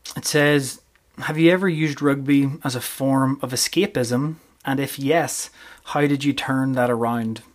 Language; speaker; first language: English; native; English